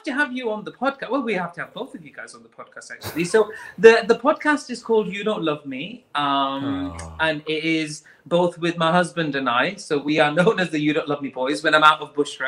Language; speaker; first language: English; native; English